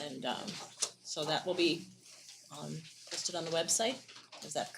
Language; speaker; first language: English; native; English